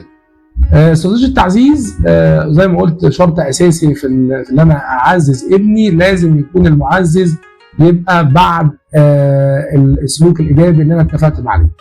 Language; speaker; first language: Arabic; native; Arabic